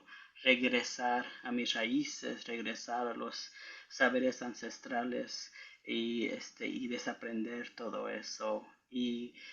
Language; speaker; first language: Spanish; early bilingual, heritage; Spanish